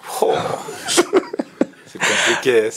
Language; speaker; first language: French; non-native, fluent; Dutch